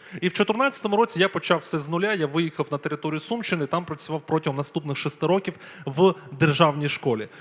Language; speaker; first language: Ukrainian; non-native, local second language; Russian